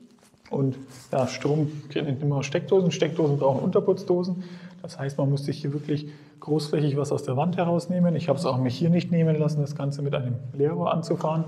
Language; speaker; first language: German; native; German